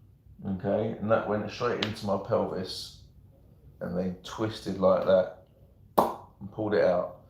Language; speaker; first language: English; native; English